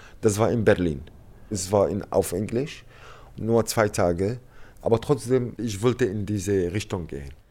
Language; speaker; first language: German; non-native, learner; Arabic